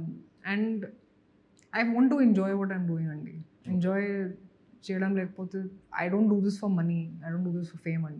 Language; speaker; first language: Telugu; non-native, local second language; Hindi